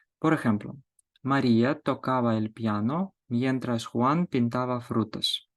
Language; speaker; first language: Spanish; non-native, fluent; Ukrainian